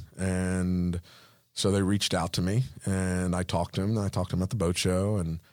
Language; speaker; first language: English; non-native, fluent; Spanish